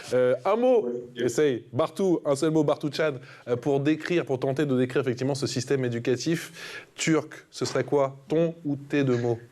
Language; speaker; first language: French; native; French